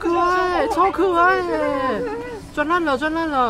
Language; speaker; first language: Chinese; native; Chinese